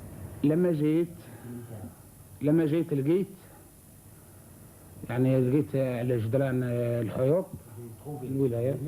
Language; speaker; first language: Arabic; native; Arabic